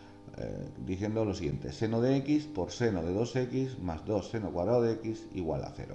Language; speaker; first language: Spanish; native; Spanish